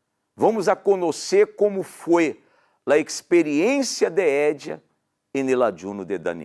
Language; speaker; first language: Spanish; non-native, learner; Portuguese